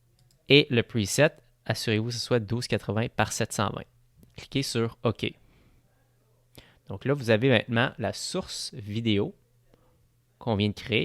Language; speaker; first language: French; native; French